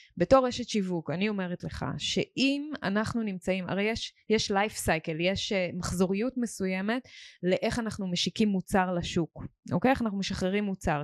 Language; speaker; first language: Hebrew; native; Hebrew